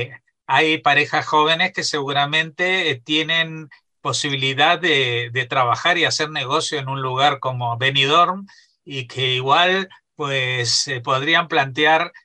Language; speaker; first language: Spanish; native; Spanish